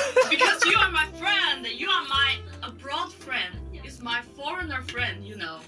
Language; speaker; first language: English; non-native, learner; Chinese